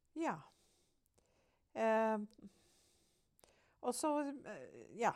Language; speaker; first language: Norwegian; non-native, fluent; English